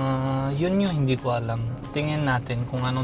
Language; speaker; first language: Filipino; non-native, learner; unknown